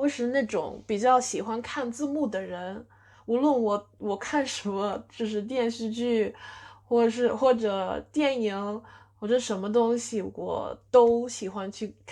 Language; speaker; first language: Chinese; non-native, fluent; English